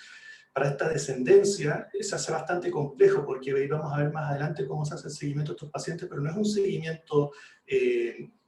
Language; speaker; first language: Spanish; native; Spanish